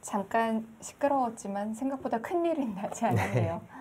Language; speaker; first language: Korean; native; Korean